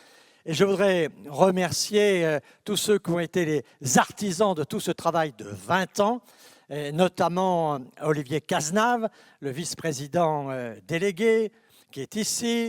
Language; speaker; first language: French; native; French